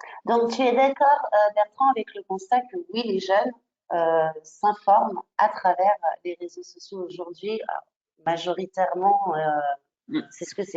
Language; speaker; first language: French; native; French